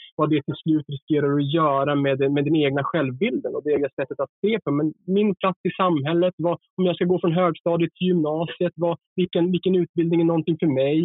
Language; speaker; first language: Swedish; native; Swedish